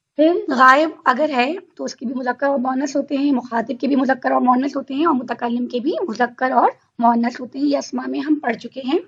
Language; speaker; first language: Urdu; native; Urdu